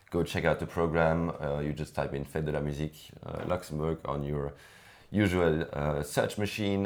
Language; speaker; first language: English; non-native, fluent; French